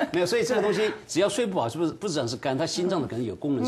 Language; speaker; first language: Chinese; native; Chinese